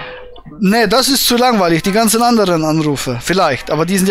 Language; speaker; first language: German; native; German